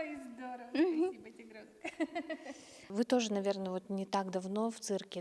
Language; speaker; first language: Russian; native; Russian